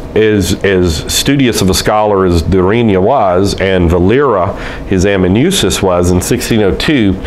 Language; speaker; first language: English; native; English